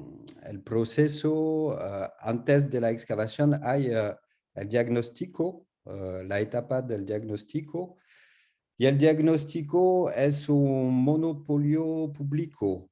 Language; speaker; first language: Spanish; non-native, learner; French